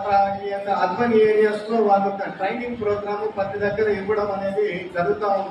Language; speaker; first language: Telugu; native; Telugu